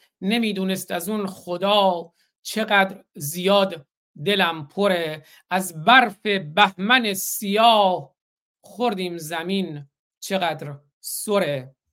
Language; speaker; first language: Persian; native; Persian